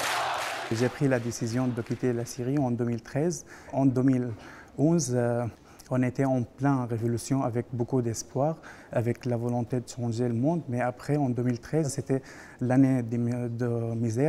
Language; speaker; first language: French; non-native, fluent; Arabic